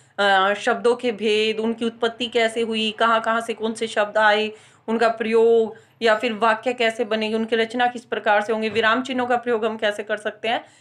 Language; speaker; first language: Hindi; native; Hindi